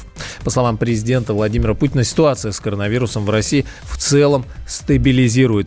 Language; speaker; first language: Russian; native; Russian